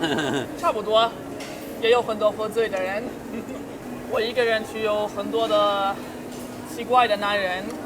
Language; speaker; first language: Chinese; non-native, fluent; German